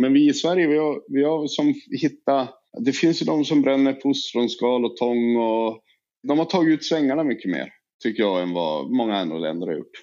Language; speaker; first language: Swedish; native; Swedish